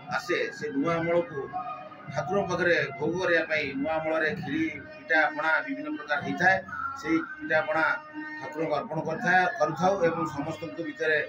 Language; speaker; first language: Odia; non-native, local second language; Telugu